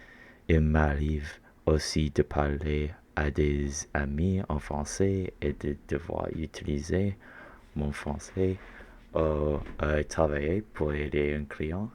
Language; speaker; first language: French; non-native, learner; English